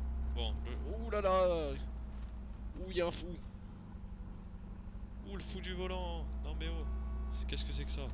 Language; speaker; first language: French; native; French